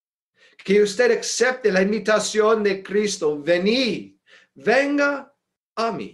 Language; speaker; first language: Spanish; non-native, fluent; English